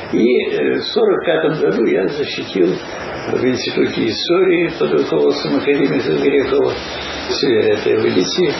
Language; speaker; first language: Russian; native; Russian